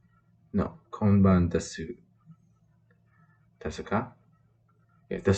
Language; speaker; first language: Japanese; non-native, learner; English